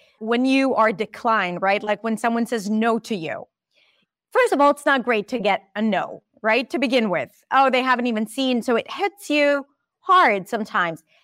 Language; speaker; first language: English; non-native, fluent; Hebrew